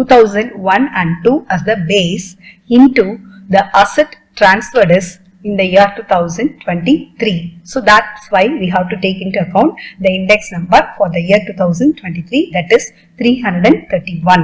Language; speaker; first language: English; non-native, local second language; Tamil